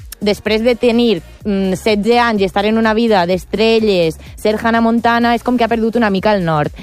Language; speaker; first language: Catalan; native; Catalan